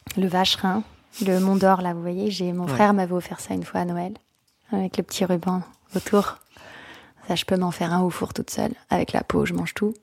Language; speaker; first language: French; native; French